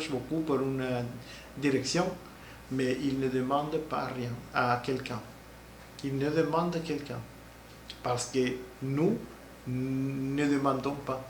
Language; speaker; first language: French; non-native, learner; Spanish